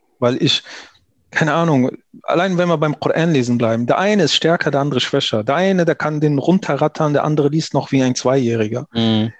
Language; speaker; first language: German; early bilingual, other home language; Arabic